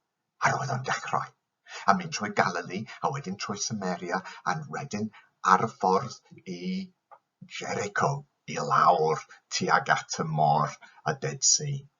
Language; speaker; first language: Welsh; non-native, fluent; English